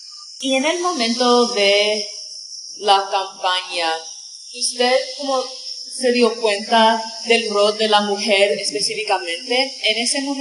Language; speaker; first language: Spanish; non-native, learner; English